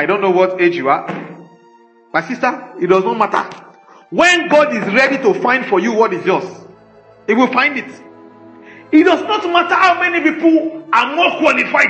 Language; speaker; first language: English; non-native, local second language; Yoruba